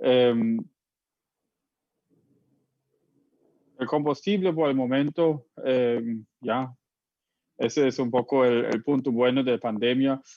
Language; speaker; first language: Spanish; non-native, fluent; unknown